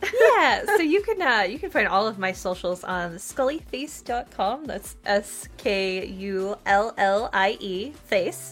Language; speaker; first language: English; native; English